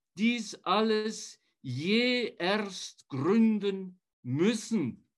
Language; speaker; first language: German; native; German